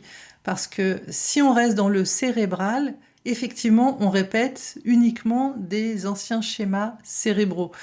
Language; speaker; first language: French; native; French